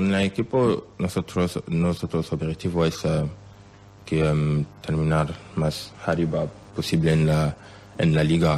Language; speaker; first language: Spanish; non-native, learner; French